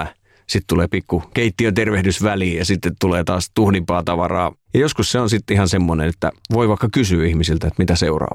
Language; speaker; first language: Finnish; native; Finnish